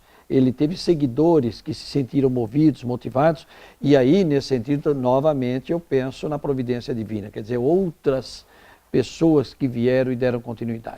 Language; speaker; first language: Portuguese; native; Portuguese